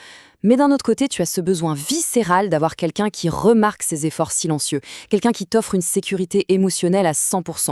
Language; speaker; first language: French; native; French